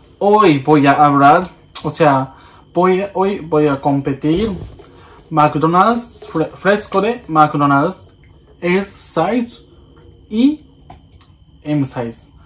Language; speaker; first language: Spanish; non-native, learner; Japanese